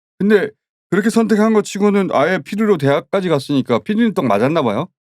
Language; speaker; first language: Korean; native; Korean